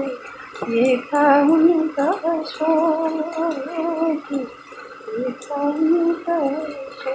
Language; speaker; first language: Hindi; native; Hindi